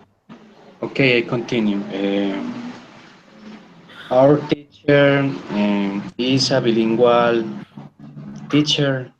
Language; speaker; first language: English; non-native, learner; Spanish